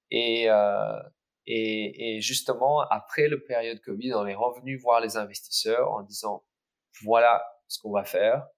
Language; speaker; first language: French; early bilingual, other home language; English